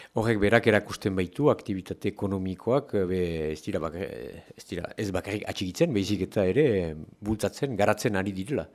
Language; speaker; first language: Basque; native; Basque